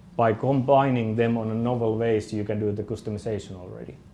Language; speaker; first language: English; non-native, fluent; Finnish